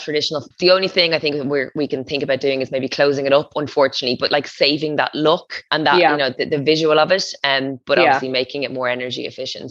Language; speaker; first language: English; native; English